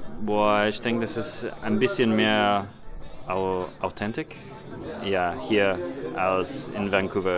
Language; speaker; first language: German; non-native, learner; English